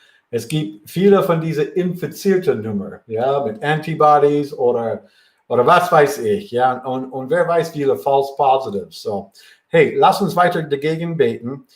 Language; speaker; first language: German; non-native, fluent; English